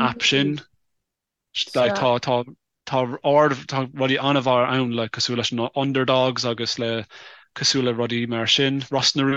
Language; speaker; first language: Irish; non-native, local second language; English